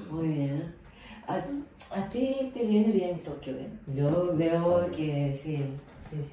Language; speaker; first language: Spanish; non-native, fluent; Japanese